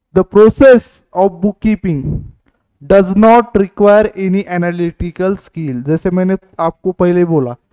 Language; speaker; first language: Hindi; non-native, local second language; Marathi